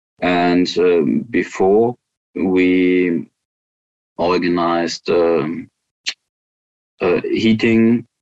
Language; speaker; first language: English; non-native, fluent; German